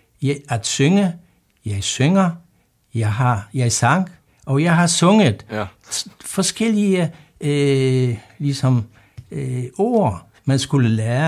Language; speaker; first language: Danish; non-native, fluent; Polish